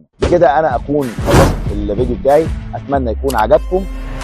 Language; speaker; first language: Arabic; native; Arabic